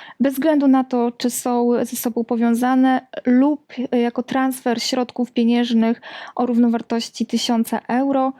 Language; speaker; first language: Polish; native; Polish